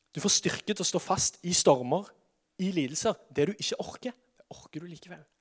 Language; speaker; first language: Norwegian; native; Norwegian